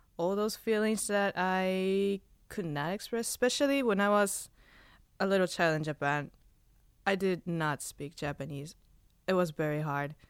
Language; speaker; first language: English; non-native, fluent; Spanish